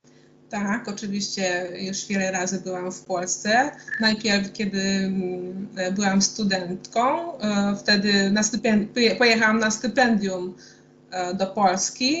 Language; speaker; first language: Polish; non-native, fluent; Hungarian